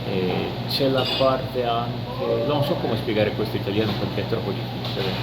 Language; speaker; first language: Italian; non-native, learner; Portuguese